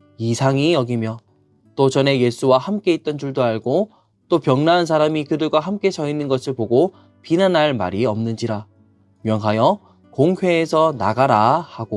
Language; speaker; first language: Korean; native; Korean